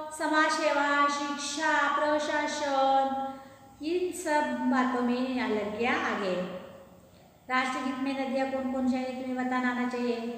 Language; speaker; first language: Hindi; non-native, local second language; Marathi